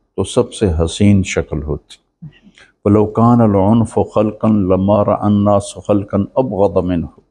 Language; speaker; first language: Urdu; native; Urdu